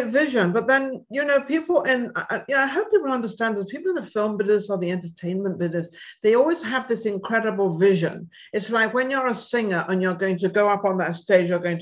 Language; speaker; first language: English; native; English